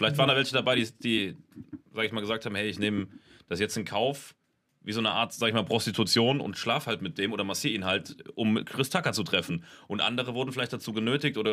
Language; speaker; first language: German; native; German